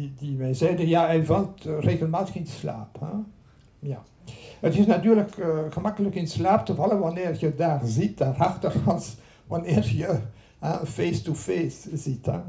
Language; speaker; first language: Dutch; non-native, local second language; French